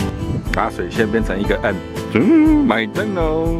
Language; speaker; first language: Chinese; native; Chinese